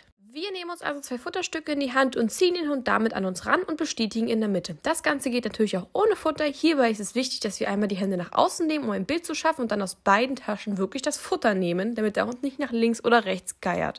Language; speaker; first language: German; native; German